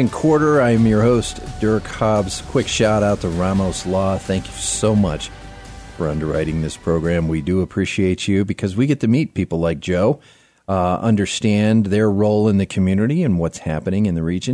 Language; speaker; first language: English; native; English